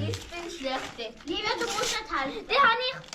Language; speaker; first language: German; early bilingual, other home language; Korean